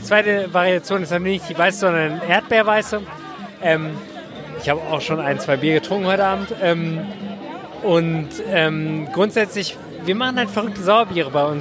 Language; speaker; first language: German; native; German